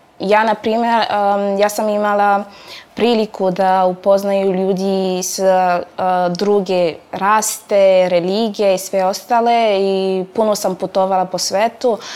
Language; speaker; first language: Serbian; non-native, fluent; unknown